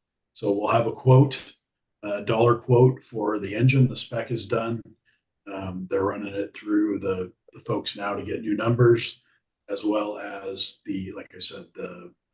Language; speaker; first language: English; native; English